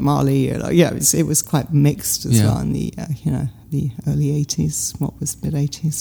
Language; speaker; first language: English; native; English